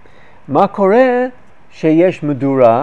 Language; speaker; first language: Hebrew; non-native, fluent; English